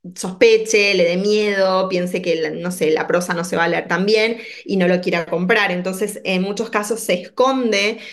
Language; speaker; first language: Spanish; native; Spanish